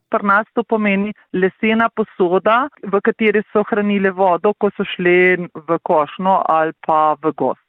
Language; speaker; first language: Slovenian; native; Slovenian